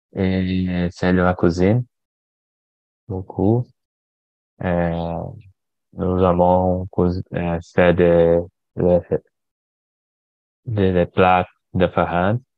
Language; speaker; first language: French; non-native, learner; Portuguese